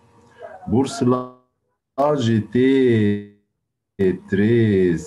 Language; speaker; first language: French; non-native, fluent; Arabic